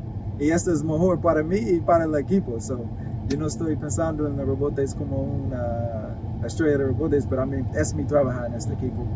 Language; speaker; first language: Spanish; non-native, learner; English